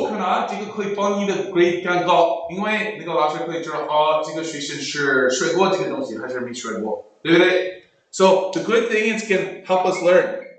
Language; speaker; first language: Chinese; non-native, learner; English